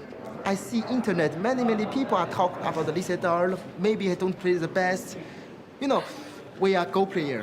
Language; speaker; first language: English; non-native, learner; Chinese